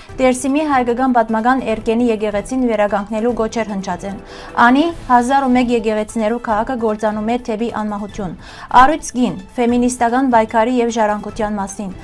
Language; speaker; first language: Armenian; early bilingual, heritage; Armenian